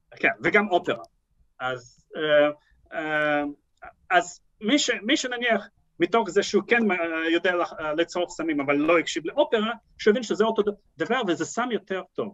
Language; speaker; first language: Hebrew; non-native, fluent; Russian